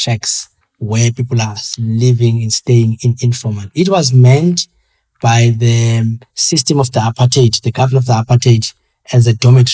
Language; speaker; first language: English; non-native, local second language; Xhosa